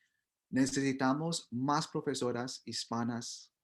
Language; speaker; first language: Spanish; early bilingual, heritage; Spanish